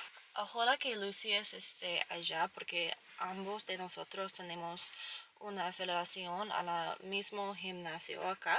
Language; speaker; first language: Spanish; non-native, learner; English